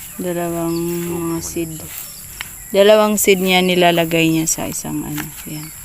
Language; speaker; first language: Filipino; non-native, local second language; Waray